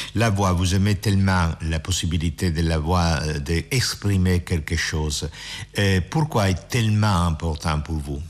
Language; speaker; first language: French; non-native, fluent; Italian